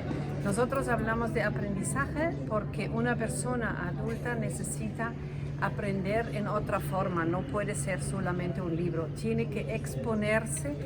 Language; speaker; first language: Spanish; non-native, fluent; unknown